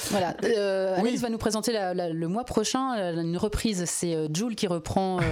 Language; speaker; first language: French; native; French